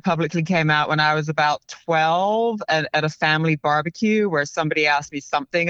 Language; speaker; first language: English; native; English